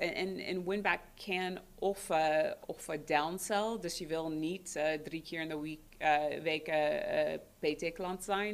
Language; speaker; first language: Dutch; non-native, fluent; English